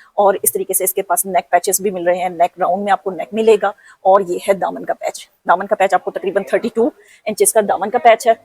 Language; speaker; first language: Urdu; non-native, local second language; Punjabi